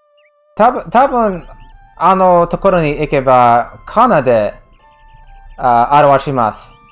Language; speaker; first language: Japanese; non-native, learner; English